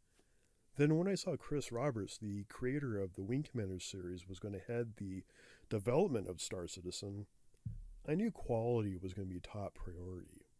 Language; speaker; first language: English; native; English